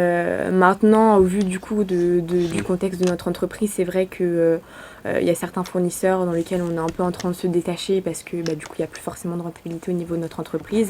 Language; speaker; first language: French; native; French